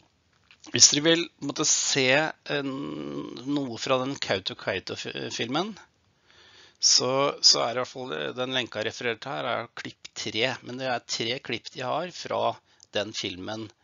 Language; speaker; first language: Norwegian; native; Norwegian